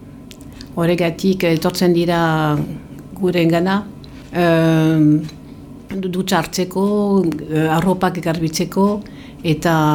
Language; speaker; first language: Basque; non-native, local second language; French